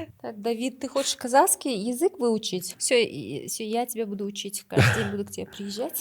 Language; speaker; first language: Russian; non-native, local second language; Kazakh